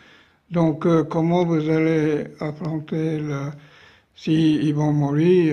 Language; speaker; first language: French; non-native, fluent; Japanese